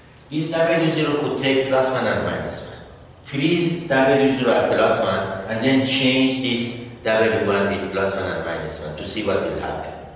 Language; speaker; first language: English; non-native, fluent; Persian